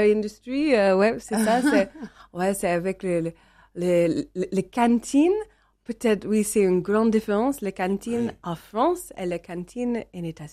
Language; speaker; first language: French; non-native, learner; English